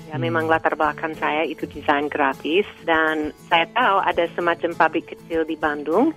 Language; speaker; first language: Indonesian; non-native, fluent; English